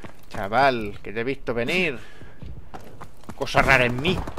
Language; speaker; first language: Spanish; native; Spanish